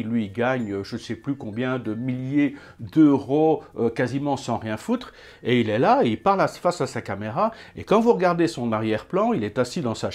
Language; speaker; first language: French; native; French